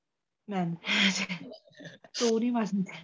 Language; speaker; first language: Korean; non-native, learner; Burmese